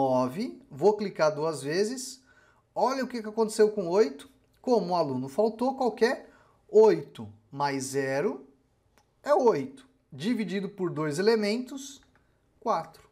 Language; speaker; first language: Portuguese; native; Portuguese